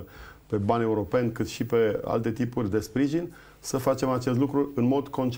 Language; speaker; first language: Romanian; native; Romanian